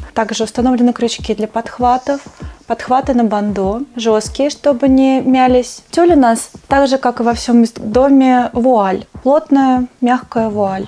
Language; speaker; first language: Russian; native; Russian